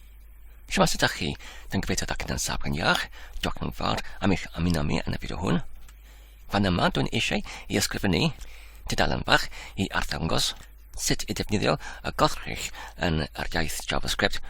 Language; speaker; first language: Welsh; non-native, learner; English